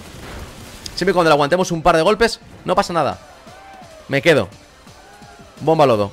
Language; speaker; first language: Spanish; native; Spanish